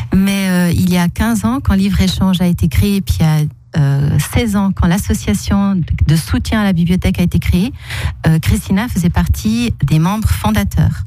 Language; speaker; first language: French; early bilingual, other home language; Portuguese